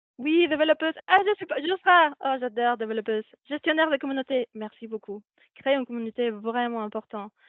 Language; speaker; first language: French; non-native, fluent; Spanish